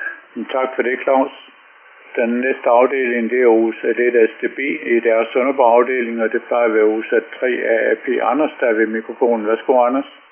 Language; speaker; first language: Danish; native; Danish